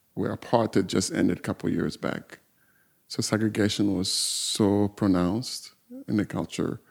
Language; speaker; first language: English; non-native, fluent; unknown